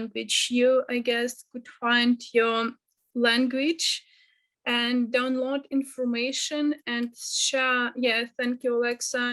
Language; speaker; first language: English; non-native, fluent; Ukrainian